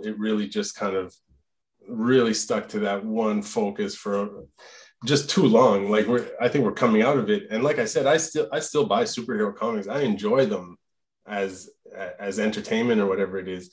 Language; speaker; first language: English; non-native, fluent; French